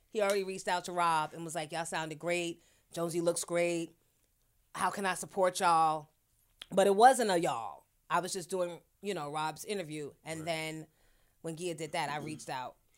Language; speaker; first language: English; native; English